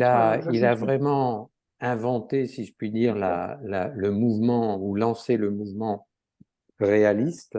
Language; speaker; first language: French; native; French